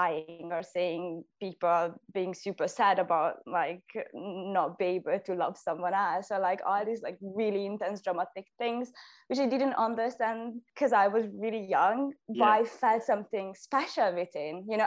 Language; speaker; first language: English; non-native, fluent; Hungarian